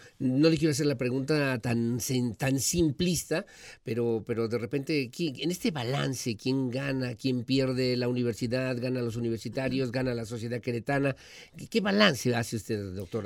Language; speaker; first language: Spanish; native; Spanish